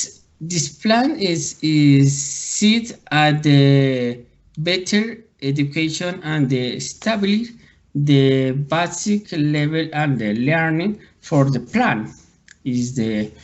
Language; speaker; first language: English; non-native, learner; Spanish